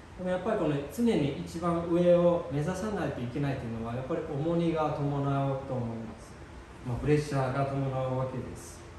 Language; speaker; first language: Japanese; early bilingual, heritage; Japanese